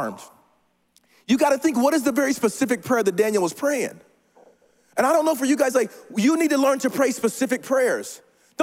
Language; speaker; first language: English; native; English